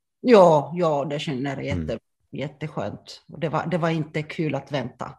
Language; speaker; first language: Swedish; non-native, local second language; Finnish